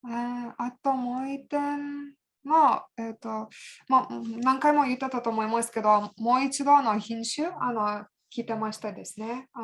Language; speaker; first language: Japanese; non-native, fluent; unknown